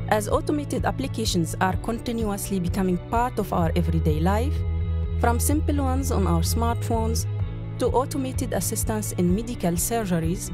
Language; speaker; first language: English; non-native, fluent; Arabic